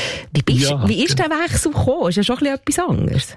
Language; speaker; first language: German; native; German